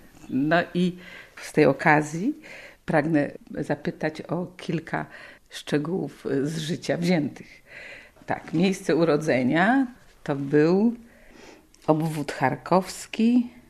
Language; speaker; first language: Polish; native; Polish